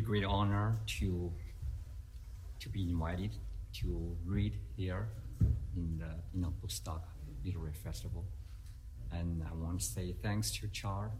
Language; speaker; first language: English; non-native, fluent; Chinese